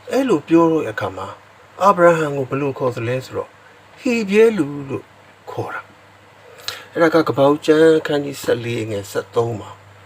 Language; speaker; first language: Burmese; non-native, local second language; S'gaw Karen